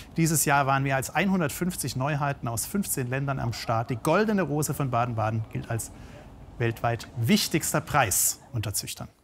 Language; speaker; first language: German; native; German